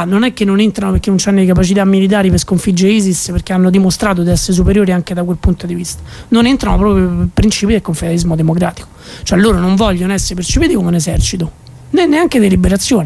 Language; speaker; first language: Italian; native; Italian